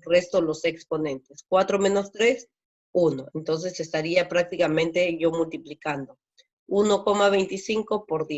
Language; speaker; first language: Spanish; native; Spanish